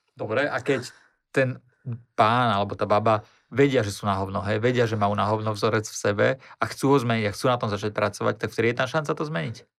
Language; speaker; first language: Slovak; native; Slovak